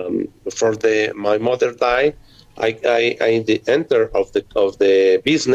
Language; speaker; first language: English; non-native, learner; Spanish